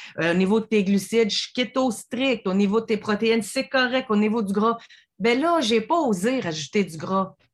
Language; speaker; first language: French; native; French